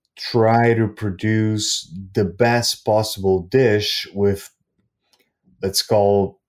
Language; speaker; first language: English; non-native, fluent; Portuguese